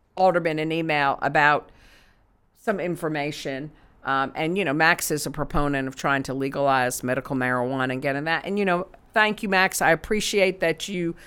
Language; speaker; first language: English; native; English